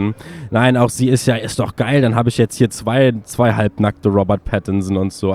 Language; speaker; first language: German; native; German